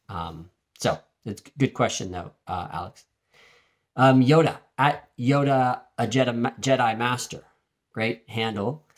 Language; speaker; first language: English; early bilingual, other home language; French